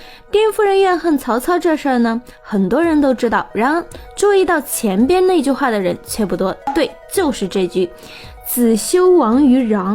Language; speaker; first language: Chinese; native; Chinese